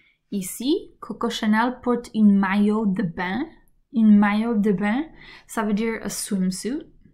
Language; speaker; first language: French; non-native, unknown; English